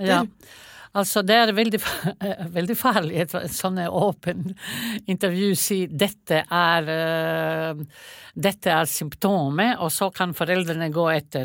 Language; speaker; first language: Norwegian; non-native, fluent; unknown